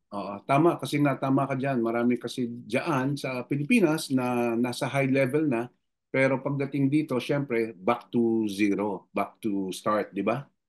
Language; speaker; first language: Filipino; native; Filipino